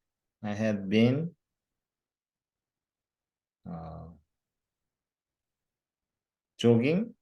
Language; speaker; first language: English; non-native, learner; Korean